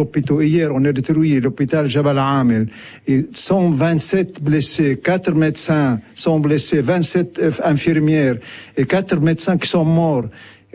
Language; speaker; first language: French; non-native, local second language; Arabic